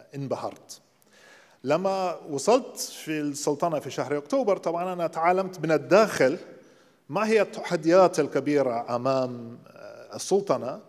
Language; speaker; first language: Arabic; non-native, fluent; English